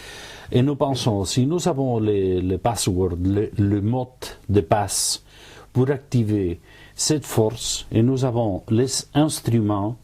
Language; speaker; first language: French; non-native, fluent; Spanish